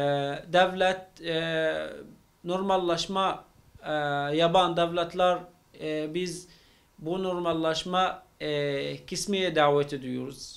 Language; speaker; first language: Turkish; non-native, fluent; Arabic